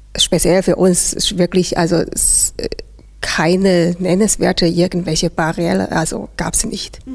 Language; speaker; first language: German; non-native, fluent; Chinese